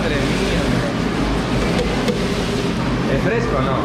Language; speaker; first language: Spanish; non-native, learner; Greek